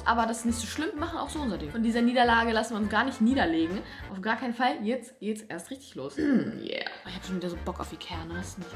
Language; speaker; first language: German; native; German